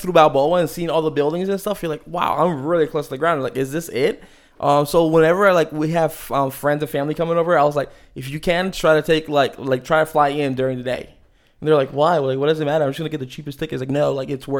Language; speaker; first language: English; native; English